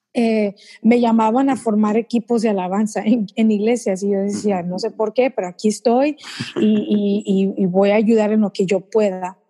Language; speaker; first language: Spanish; early bilingual, heritage; Spanish